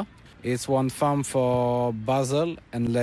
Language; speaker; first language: English; non-native, learner; French